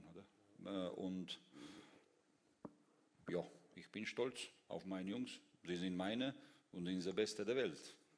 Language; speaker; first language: German; non-native, fluent; Russian